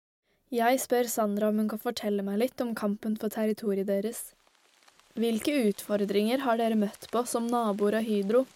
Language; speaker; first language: Norwegian; native; Norwegian